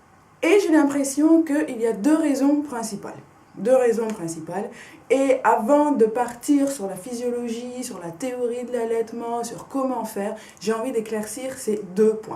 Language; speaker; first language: French; native; French